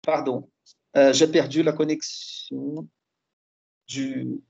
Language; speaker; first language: French; non-native, fluent; Portuguese